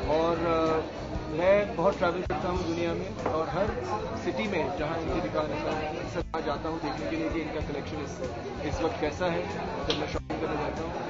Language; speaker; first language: Hindi; non-native, local second language; Marathi